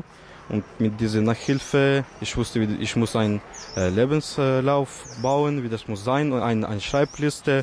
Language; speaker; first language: German; non-native, fluent; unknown